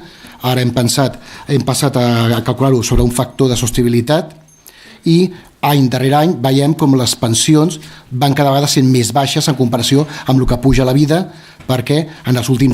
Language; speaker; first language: Catalan; native; Catalan